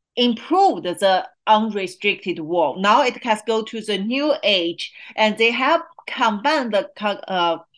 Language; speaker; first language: English; non-native, fluent; Chinese